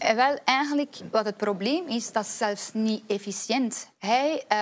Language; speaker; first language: Dutch; non-native, fluent; Persian